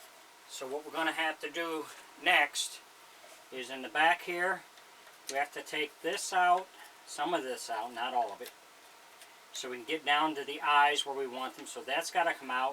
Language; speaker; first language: English; native; English